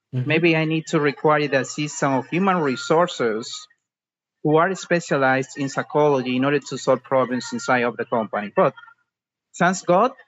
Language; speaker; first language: English; non-native, fluent; Spanish